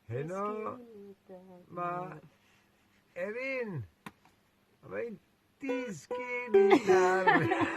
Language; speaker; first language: Welsh; native; Welsh